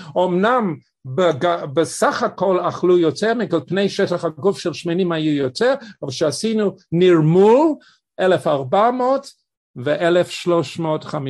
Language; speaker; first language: Hebrew; non-native, fluent; English